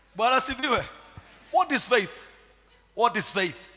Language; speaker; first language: English; non-native, local second language; Swahili